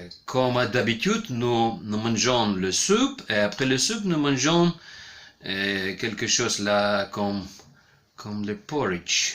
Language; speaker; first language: French; non-native, learner; Ukrainian